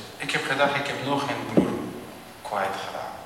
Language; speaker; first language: Dutch; non-native, fluent; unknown